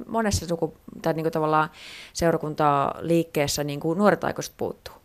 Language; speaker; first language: Finnish; native; Finnish